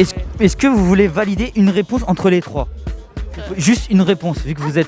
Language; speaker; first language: French; native; French